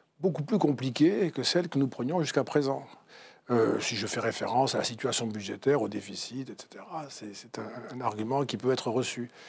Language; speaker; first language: French; native; French